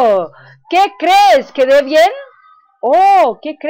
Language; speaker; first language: Spanish; native; Spanish